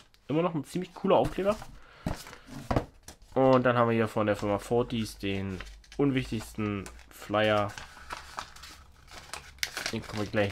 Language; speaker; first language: German; native; German